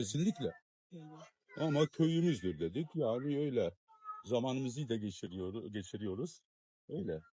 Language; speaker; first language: Turkish; non-native, fluent; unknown